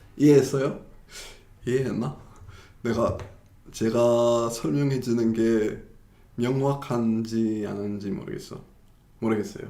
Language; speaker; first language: Korean; non-native, fluent; English